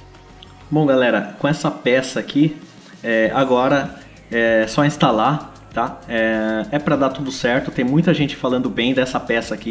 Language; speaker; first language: Portuguese; native; Portuguese